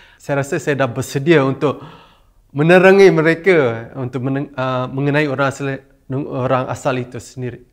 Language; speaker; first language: Malay; non-native, local second language; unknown